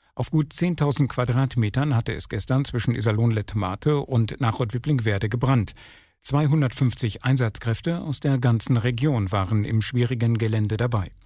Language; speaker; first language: German; native; German